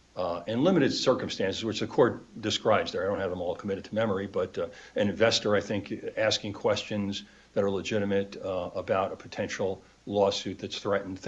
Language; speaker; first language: English; native; English